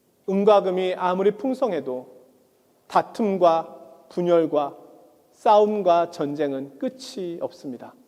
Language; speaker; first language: Korean; native; Korean